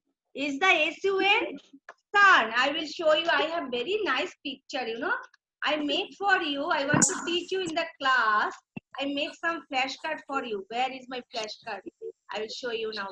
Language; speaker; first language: English; non-native, local second language; Bangla